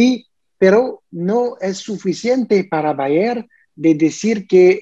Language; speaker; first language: Spanish; non-native, learner; French